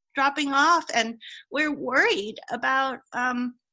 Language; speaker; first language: English; non-native, local second language; Cantonese